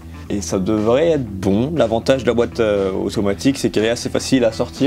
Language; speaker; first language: French; native; French